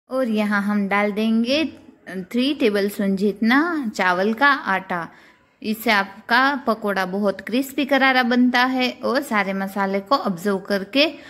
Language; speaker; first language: Hindi; non-native, local second language; Gujarati